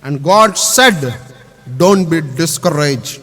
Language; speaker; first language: English; non-native, local second language; Telugu